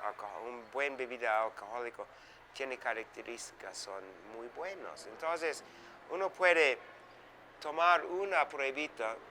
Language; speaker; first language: Spanish; non-native, fluent; English